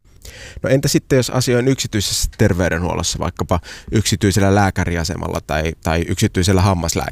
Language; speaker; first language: Finnish; native; Finnish